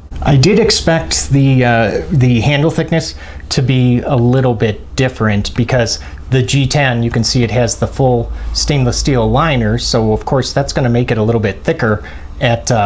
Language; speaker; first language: English; native; English